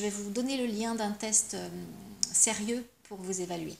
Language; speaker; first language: French; native; French